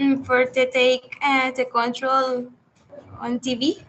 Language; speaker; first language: English; non-native, learner; Spanish